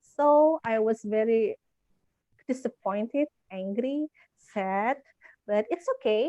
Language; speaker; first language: English; non-native, fluent; Indonesian